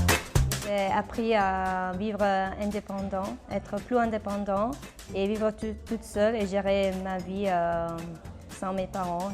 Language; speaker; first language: French; non-native, fluent; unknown